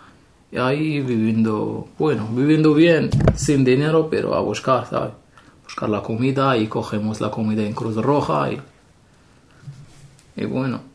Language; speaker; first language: Spanish; non-native, learner; Arabic